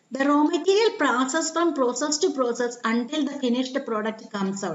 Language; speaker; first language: English; non-native, local second language; Malayalam